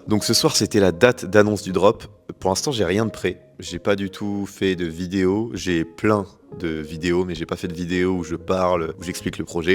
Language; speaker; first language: French; native; French